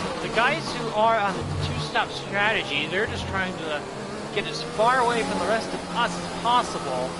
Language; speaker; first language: English; native; English